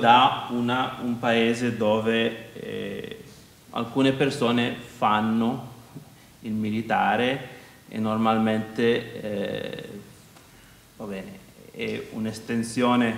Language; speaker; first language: Italian; non-native, fluent; Maltese